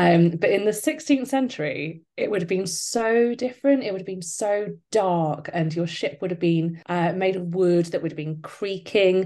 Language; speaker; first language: English; native; English